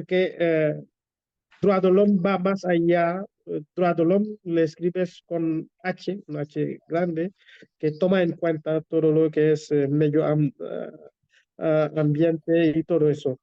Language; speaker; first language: Spanish; non-native, fluent; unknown